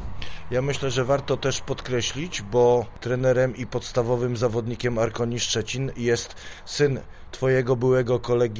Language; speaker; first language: Polish; native; Polish